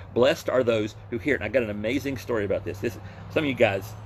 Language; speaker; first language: English; native; English